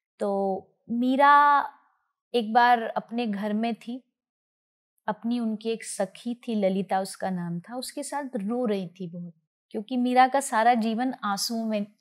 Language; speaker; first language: Hindi; native; Hindi